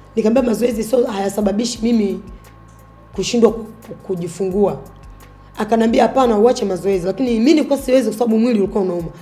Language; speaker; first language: Swahili; native; Swahili